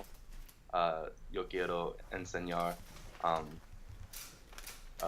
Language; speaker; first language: Spanish; non-native, learner; English